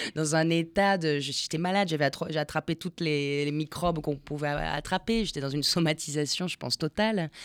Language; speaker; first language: French; non-native, fluent; Spanish